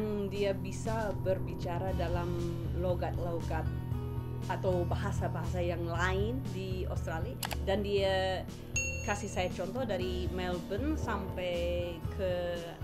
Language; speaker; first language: Indonesian; non-native, fluent; English